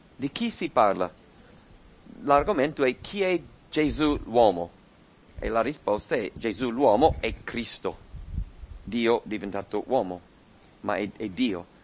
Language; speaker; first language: Italian; non-native, fluent; English